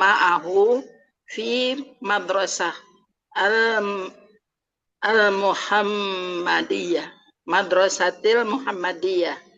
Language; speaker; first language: Arabic; non-native, learner; Indonesian